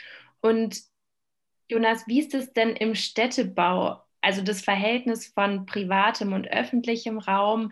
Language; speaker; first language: German; native; German